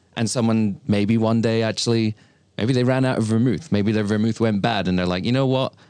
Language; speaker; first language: English; native; English